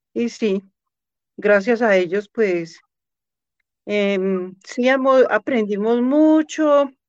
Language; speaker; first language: Spanish; native; Spanish